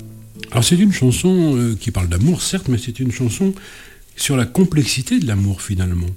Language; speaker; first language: French; native; French